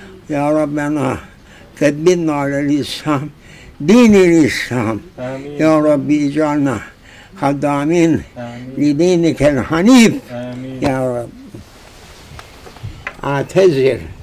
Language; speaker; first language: Arabic; non-native, fluent; Turkish